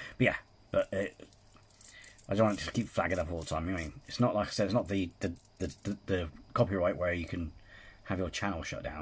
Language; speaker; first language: English; native; English